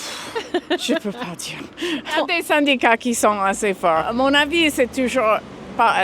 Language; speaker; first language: French; non-native, fluent; English